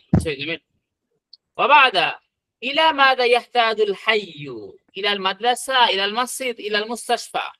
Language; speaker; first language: Arabic; non-native, fluent; Bangla